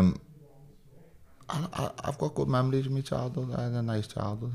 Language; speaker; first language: English; native; English